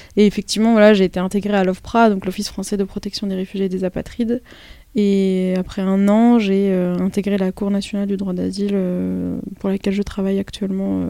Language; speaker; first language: French; early bilingual, other home language; Arabic